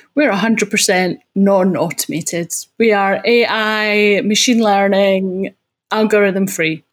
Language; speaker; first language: English; native; English